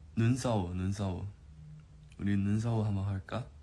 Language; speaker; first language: Korean; non-native, fluent; Chinese